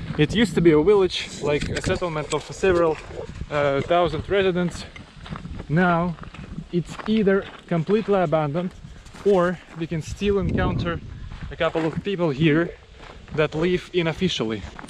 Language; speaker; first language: English; non-native, fluent; Russian